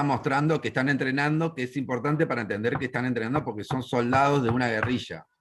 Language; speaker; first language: Spanish; native; Spanish